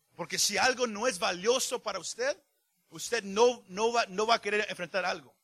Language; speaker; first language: Spanish; early bilingual, heritage; Spanish